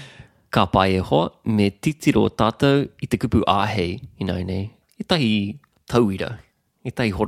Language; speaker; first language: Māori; non-native, local second language; English